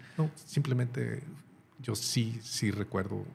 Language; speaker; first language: Spanish; native; Spanish